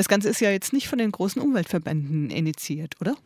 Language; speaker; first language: German; native; German